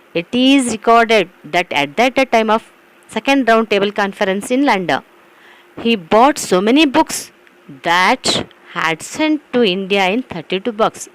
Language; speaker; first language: English; non-native, local second language; Kannada